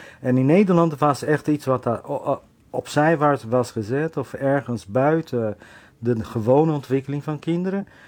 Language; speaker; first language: Dutch; non-native, fluent; Portuguese